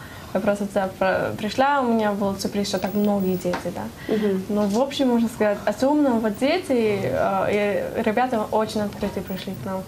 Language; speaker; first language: Russian; non-native, learner; German